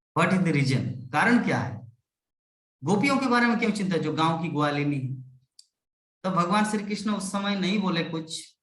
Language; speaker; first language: Hindi; non-native, local second language; Bangla